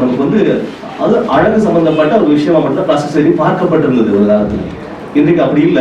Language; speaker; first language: Tamil; native; Tamil